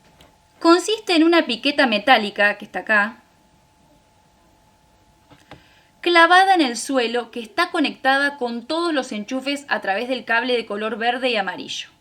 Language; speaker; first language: Spanish; native; Spanish